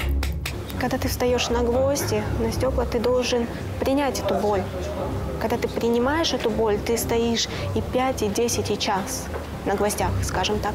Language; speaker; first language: Russian; native; Russian